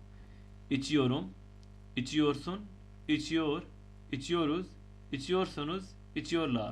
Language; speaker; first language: Turkish; non-native, fluent; Urdu